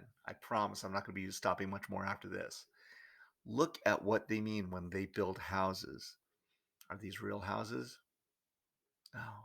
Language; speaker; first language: English; native; English